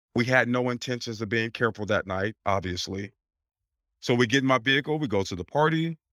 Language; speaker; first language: English; native; English